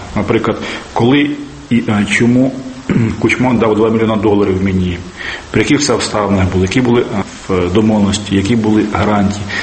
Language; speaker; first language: Ukrainian; native; Ukrainian